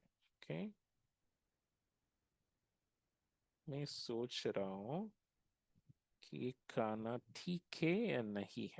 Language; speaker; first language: Hindi; non-native, local second language; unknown